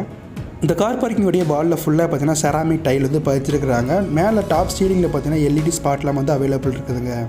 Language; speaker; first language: Tamil; native; Tamil